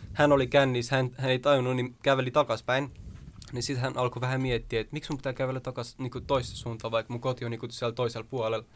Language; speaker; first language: Finnish; early bilingual, other home language; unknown